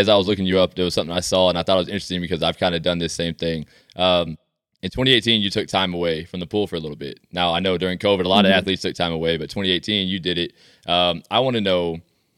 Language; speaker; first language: English; native; English